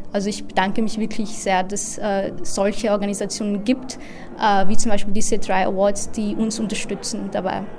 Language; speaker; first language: German; early bilingual, other home language; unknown